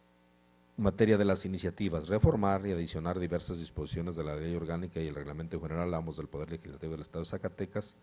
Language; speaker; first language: Spanish; native; Spanish